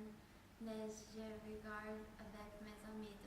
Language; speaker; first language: French; non-native, learner; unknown